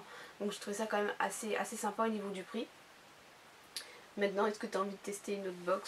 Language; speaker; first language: French; native; French